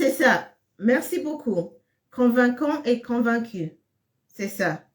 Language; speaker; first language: French; non-native, fluent; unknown